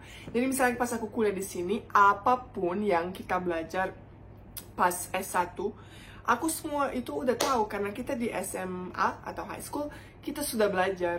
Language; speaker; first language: Indonesian; non-native, fluent; Bosnian